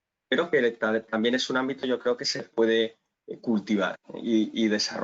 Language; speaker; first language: Spanish; native; Spanish